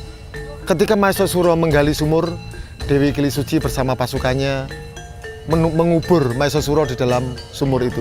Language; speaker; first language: Indonesian; native; Indonesian